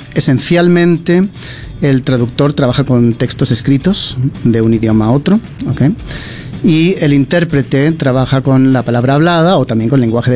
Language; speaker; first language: Spanish; early bilingual, other home language; English